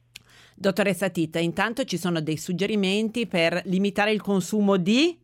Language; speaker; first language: Italian; native; Italian